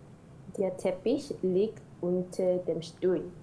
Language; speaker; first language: German; non-native, learner; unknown